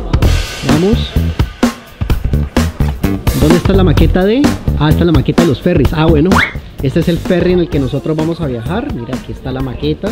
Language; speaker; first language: Spanish; native; Spanish